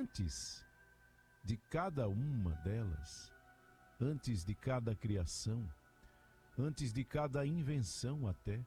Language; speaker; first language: Portuguese; native; Portuguese